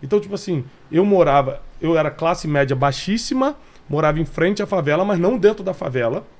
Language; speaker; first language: Portuguese; native; Portuguese